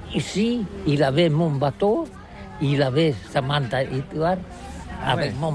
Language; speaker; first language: French; non-native, learner; Catalan